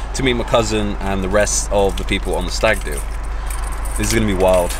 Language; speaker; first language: English; native; English